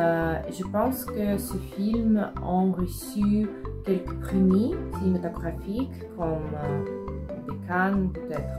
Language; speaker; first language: French; non-native, fluent; Russian